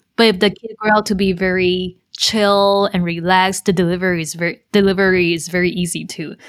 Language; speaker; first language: English; non-native, fluent; Chinese